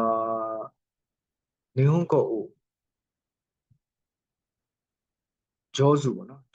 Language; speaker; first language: Japanese; non-native, learner; Burmese